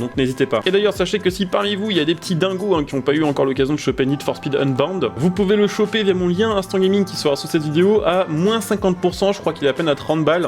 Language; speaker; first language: French; native; French